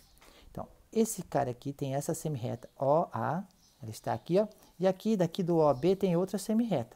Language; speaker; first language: Portuguese; native; Portuguese